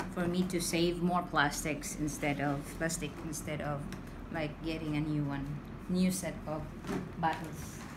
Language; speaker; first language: English; non-native, local second language; Cebuano